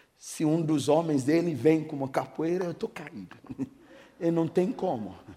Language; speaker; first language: Portuguese; non-native, fluent; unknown